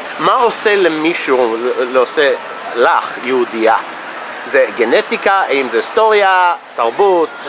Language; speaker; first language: Hebrew; non-native, fluent; English